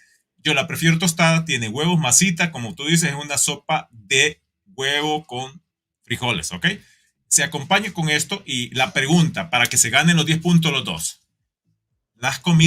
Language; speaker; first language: Spanish; native; Spanish